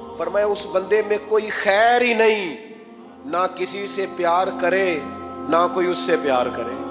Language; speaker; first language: Urdu; non-native, local second language; Punjabi